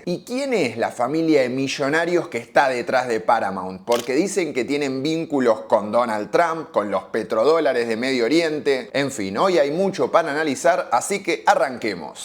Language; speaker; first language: Spanish; native; Spanish